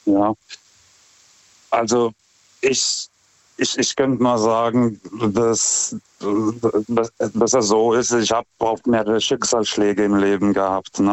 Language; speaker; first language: German; non-native, fluent; Lithuanian